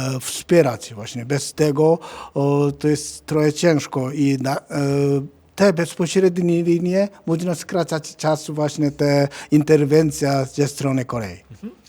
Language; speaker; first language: Polish; non-native, learner; Korean